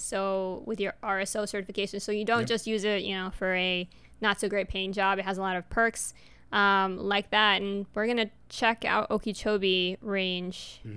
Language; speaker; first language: English; early bilingual, other home language; Spanish